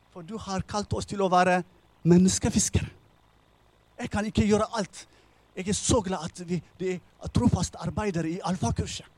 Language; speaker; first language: Norwegian; non-native, fluent; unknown